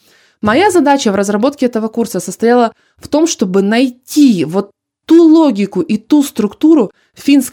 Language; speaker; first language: Russian; native; Russian